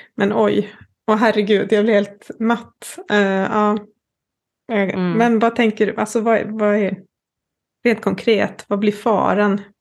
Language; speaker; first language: Swedish; native; Swedish